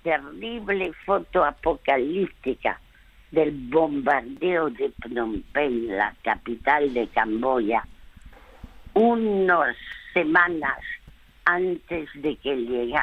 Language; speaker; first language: Spanish; early bilingual, other home language; French